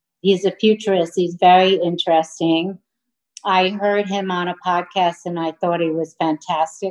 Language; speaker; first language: English; native; English